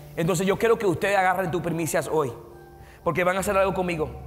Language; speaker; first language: Spanish; native; Spanish